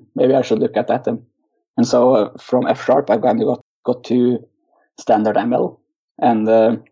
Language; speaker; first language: English; non-native, fluent; Norwegian